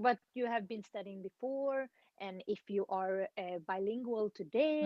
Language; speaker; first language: English; non-native, fluent; Swedish